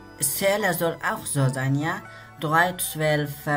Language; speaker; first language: German; non-native, learner; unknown